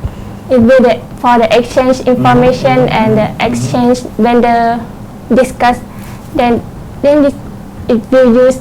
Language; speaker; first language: English; non-native, learner; Thai